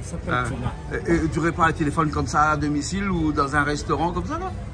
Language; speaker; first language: French; native; French